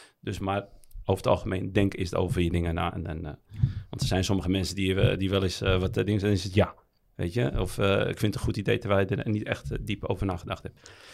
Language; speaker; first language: Dutch; early bilingual, other home language; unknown